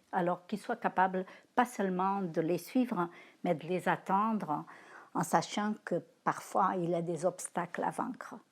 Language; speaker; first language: French; non-native, fluent; Portuguese